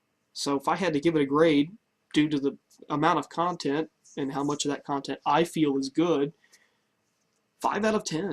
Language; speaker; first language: English; native; English